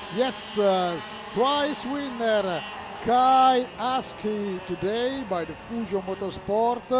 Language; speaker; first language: English; non-native, fluent; Italian